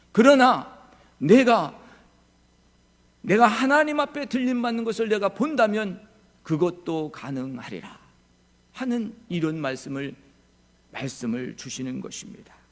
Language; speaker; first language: Korean; native; Korean